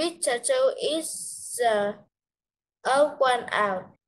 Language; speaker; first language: English; non-native, learner; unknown